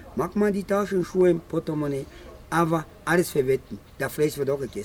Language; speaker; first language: German; non-native, local second language; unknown